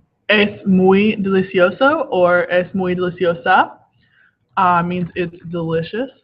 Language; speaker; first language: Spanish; non-native, fluent; English